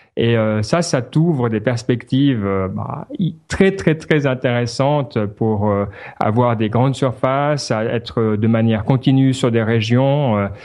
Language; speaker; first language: French; native; French